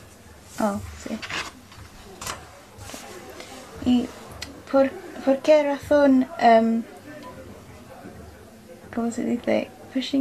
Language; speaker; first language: Spanish; non-native, learner; English